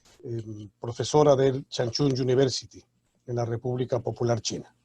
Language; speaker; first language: Spanish; native; Spanish